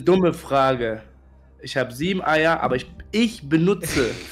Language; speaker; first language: German; early bilingual, other home language; Turkish